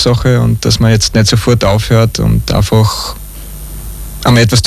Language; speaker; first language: German; native; German